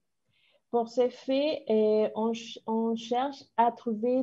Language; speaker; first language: French; non-native, fluent; Spanish